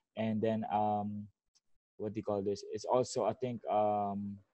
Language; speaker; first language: English; non-native, local second language; Filipino